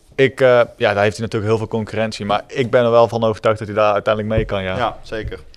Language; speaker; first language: Dutch; native; Dutch